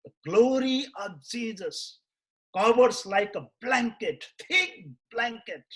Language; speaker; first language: English; non-native, local second language; Nepali